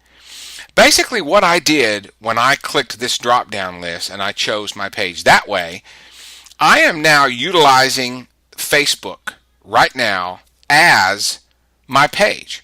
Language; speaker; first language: English; native; English